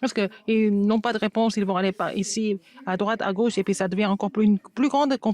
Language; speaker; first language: French; non-native, fluent; Korean